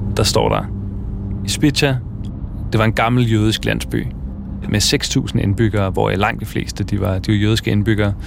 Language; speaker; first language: Danish; native; Danish